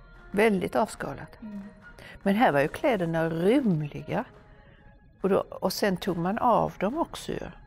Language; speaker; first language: Swedish; native; Swedish